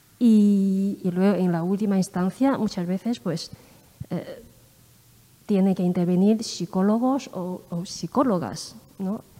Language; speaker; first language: Spanish; early bilingual, other home language; Chinese